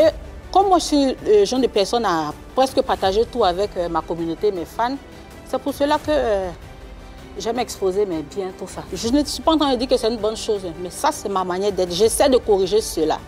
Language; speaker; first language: French; non-native, local second language; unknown